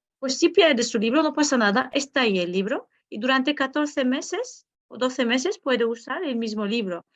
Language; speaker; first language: Spanish; non-native, fluent; Turkish